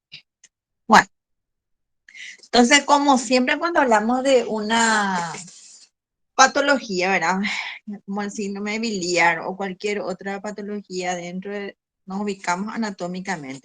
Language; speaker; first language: Spanish; native; Spanish